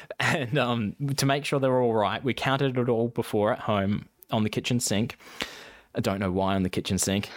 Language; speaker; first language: English; native; English